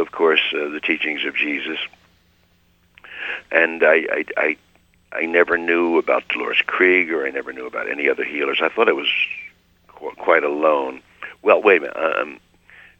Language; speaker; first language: English; native; English